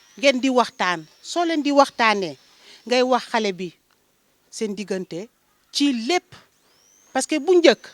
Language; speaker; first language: Wolof; non-native, local second language; Jola-Fonyi